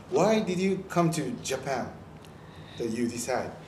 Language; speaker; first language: English; non-native, learner; Japanese